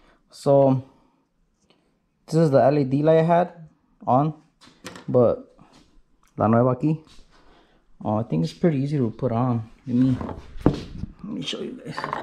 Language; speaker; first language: English; early bilingual, other home language; Spanish